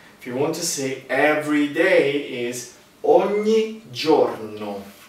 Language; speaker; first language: English; non-native, fluent; Italian